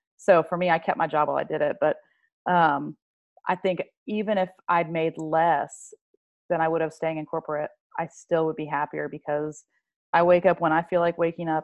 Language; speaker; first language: English; early bilingual, other home language; French